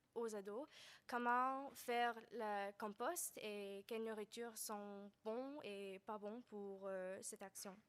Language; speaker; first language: French; non-native, learner; English